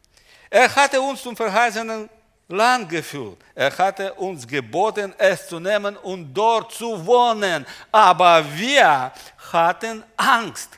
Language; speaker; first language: German; non-native, learner; Russian